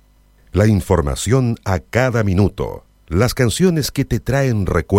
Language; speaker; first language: Spanish; native; Spanish